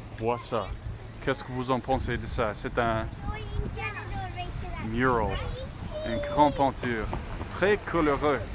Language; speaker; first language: French; non-native, learner; English